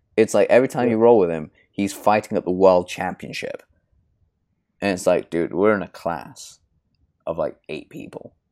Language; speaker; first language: English; native; English